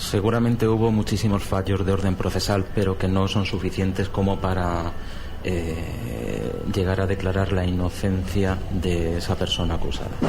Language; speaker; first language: Spanish; native; Spanish